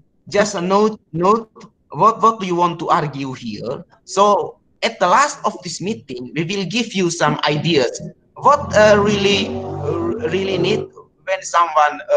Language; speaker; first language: English; non-native, learner; Indonesian